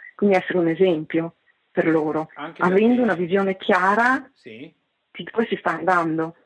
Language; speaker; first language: Italian; native; Italian